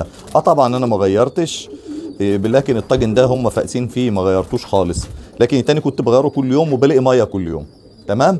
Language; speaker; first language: Arabic; native; Arabic